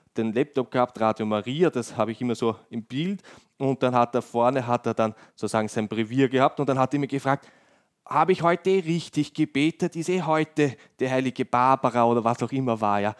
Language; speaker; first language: German; native; German